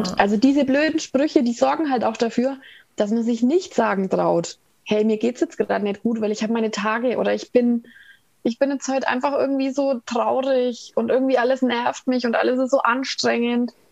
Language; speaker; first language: German; native; German